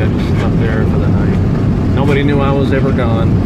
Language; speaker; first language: English; native; English